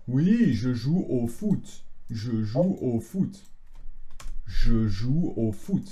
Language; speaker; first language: French; native; French